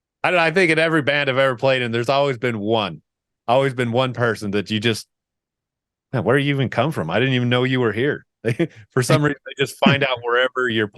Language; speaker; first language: English; native; English